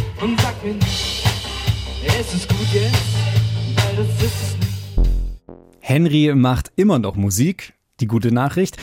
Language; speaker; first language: German; native; German